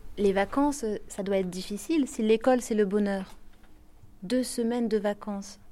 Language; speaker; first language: French; non-native, learner; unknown